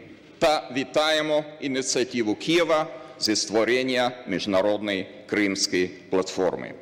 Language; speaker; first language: Ukrainian; non-native, learner; Lithuanian